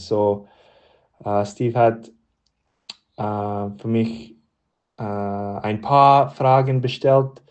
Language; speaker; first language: German; non-native, learner; English